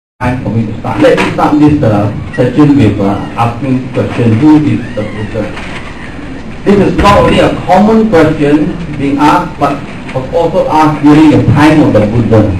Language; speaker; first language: English; non-native, local second language; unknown